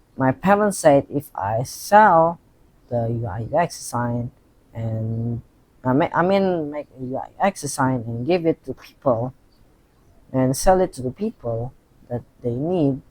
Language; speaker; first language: English; non-native, learner; Indonesian